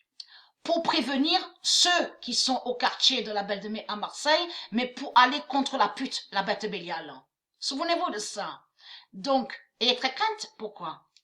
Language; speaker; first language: French; native; French